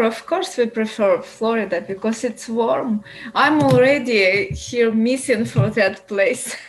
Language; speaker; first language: English; non-native, learner; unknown